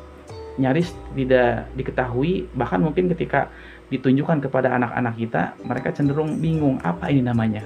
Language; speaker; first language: Indonesian; non-native, local second language; Sundanese